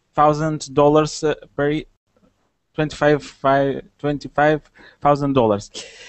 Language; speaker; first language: English; non-native, learner; Russian